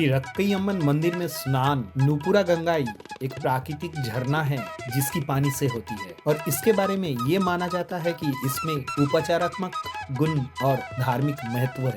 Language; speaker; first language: Hindi; non-native, local second language; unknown